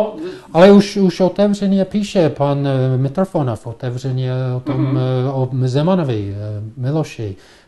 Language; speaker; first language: Czech; non-native, fluent; English